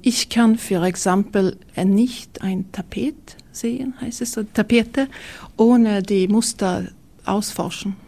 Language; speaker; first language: German; non-native, learner; Swedish